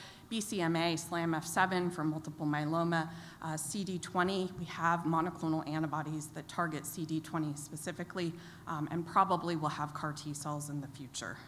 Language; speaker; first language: English; native; English